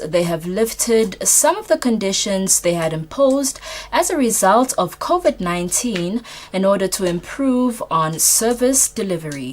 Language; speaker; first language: English; non-native, local second language; Swati